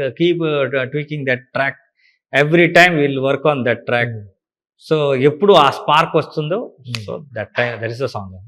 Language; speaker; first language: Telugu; non-native, learner; Kannada